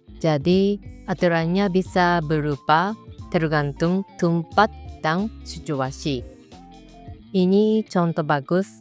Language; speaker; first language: Indonesian; non-native, fluent; Japanese